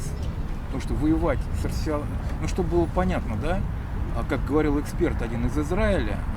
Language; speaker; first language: Russian; native; Russian